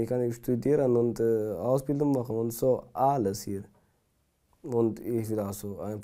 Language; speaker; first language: German; non-native, learner; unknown